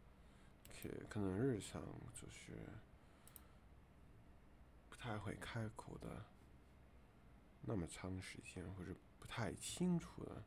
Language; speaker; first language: Chinese; non-native, fluent; English